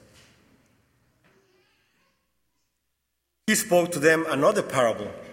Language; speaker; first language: English; non-native, fluent; Spanish